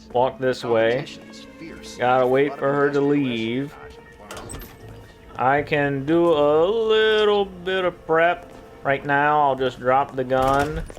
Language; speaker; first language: English; native; English